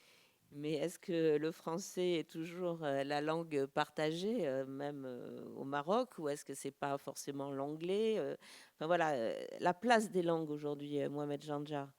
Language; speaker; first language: French; native; French